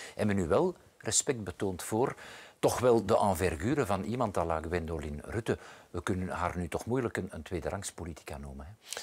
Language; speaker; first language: Dutch; native; Dutch